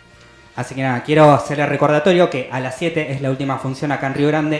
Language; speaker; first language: Spanish; native; Spanish